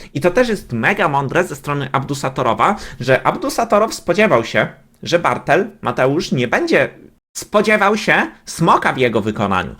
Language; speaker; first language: Polish; native; Polish